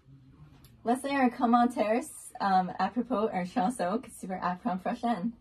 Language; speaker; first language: French; non-native, learner; English